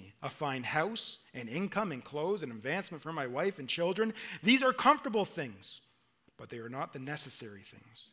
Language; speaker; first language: English; native; English